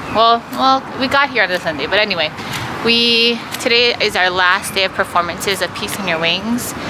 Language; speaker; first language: English; native; English